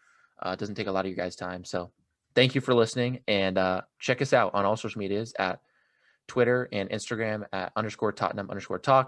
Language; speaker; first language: English; native; English